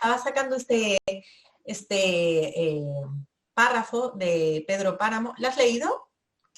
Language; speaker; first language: Spanish; native; Spanish